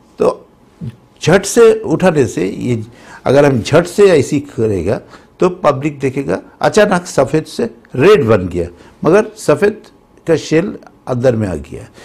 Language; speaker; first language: Hindi; non-native, local second language; Bangla